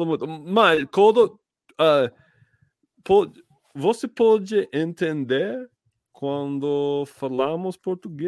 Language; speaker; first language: Portuguese; non-native, learner; English